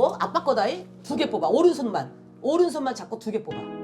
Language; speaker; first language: Korean; native; Korean